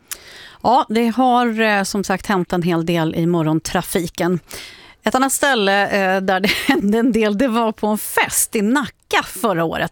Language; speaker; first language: Swedish; native; Swedish